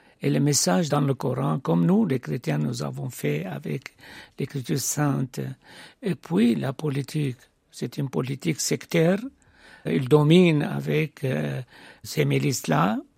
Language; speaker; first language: French; non-native, fluent; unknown